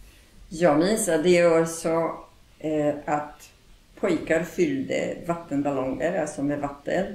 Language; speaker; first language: Swedish; non-native, fluent; Polish